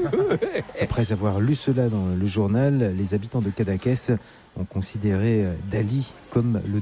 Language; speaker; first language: French; native; French